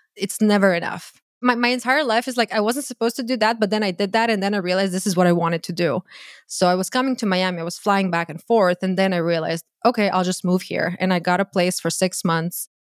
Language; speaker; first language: English; non-native, fluent; Croatian